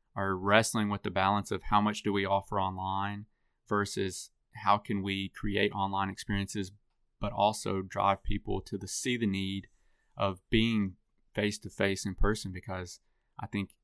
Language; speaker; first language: English; native; English